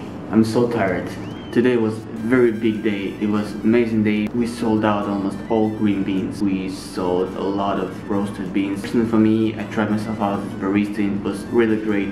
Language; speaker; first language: English; non-native, fluent; Russian